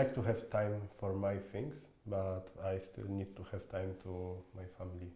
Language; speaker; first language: English; non-native, fluent; Polish